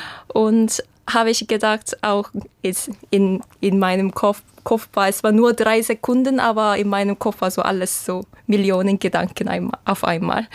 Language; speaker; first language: German; non-native, fluent; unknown